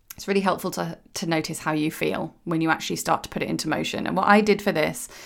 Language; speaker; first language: English; native; English